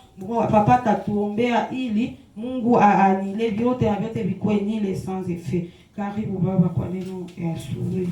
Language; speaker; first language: Swahili; native; Swahili